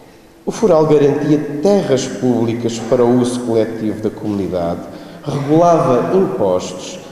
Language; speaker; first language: Portuguese; native; Portuguese